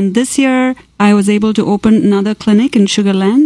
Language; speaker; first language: English; non-native, local second language; Malayalam